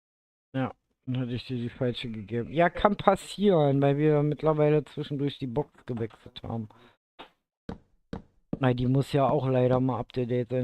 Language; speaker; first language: German; native; German